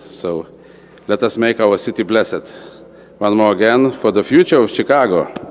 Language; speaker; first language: English; non-native, fluent; Lithuanian